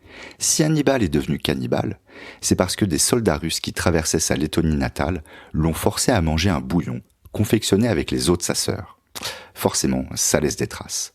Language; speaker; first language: French; native; French